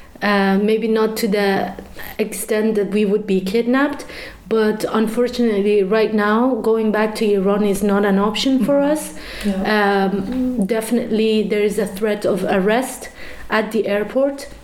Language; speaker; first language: English; non-native, fluent; Persian